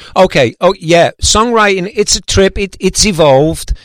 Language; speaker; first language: English; native; English